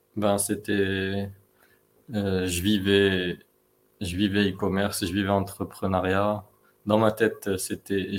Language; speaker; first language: French; non-native, local second language; Arabic